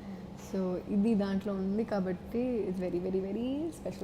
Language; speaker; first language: Telugu; non-native, fluent; Malayalam